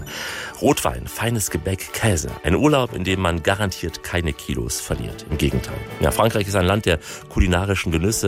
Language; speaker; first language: German; native; German